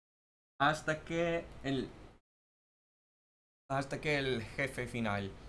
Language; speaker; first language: Spanish; non-native, fluent; English